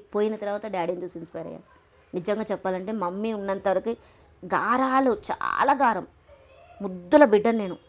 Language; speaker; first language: Telugu; native; Telugu